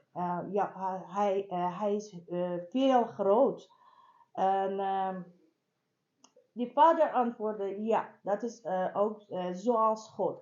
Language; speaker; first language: Dutch; non-native, learner; Persian